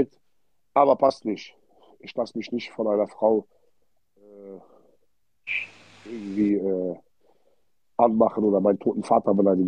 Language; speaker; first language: German; early bilingual, other home language; Arabic